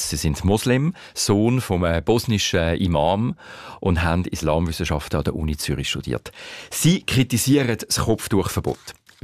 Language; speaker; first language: German; native; German